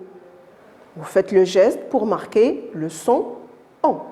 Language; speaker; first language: French; non-native, local second language; Arabic